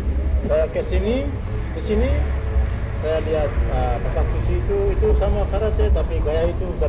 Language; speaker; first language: Indonesian; non-native, learner; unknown